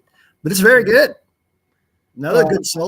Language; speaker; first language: English; native; English